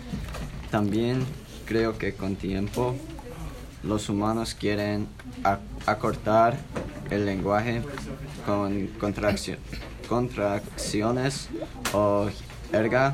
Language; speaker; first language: Spanish; non-native, learner; English